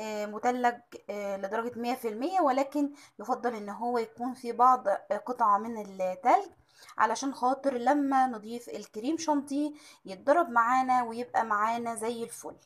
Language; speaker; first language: Arabic; native; Arabic